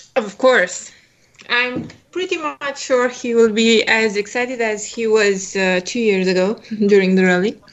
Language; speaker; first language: English; non-native, fluent; Romanian